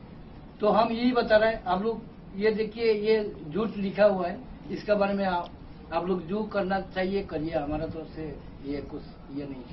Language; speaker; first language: Hindi; non-native, local second language; Bangla